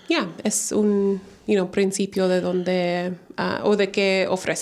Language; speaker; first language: Spanish; early bilingual, heritage; Spanish